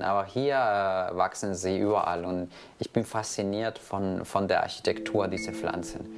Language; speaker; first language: German; non-native, fluent; Spanish